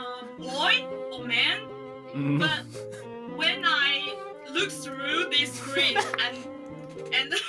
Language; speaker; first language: English; non-native, learner; Chinese